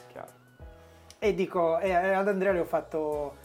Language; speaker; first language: Italian; native; Italian